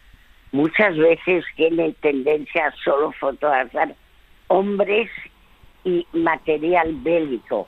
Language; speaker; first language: Spanish; early bilingual, other home language; French